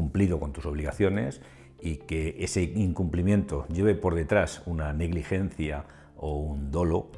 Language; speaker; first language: Spanish; native; Spanish